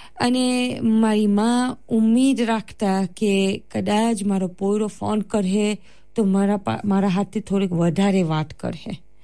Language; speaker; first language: Gujarati; early bilingual, heritage; Gujarati